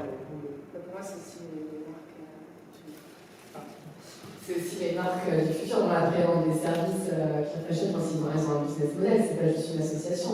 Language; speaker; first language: French; native; French